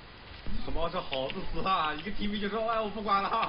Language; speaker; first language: Chinese; native; Chinese